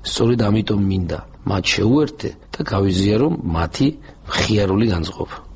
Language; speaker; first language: Georgian; native; Georgian